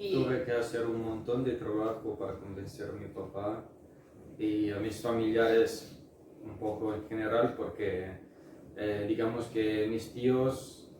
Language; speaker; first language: Spanish; non-native, fluent; Italian